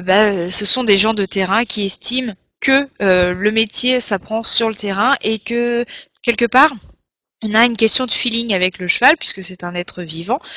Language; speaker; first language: French; native; French